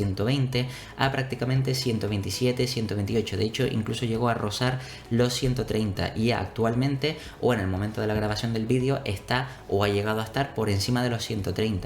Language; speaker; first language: Spanish; native; Spanish